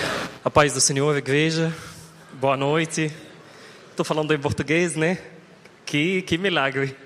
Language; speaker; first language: Portuguese; non-native, learner; Arabic